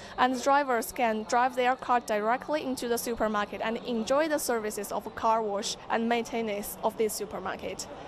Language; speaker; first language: English; non-native, fluent; Chinese